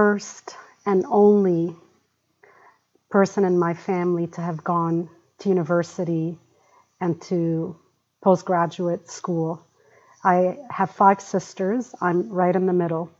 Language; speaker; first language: English; early bilingual, other home language; Arabic